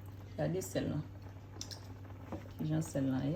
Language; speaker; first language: French; non-native, learner; Haitian Creole